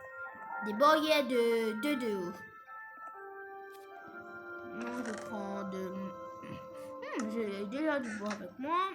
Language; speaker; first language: French; non-native, fluent; English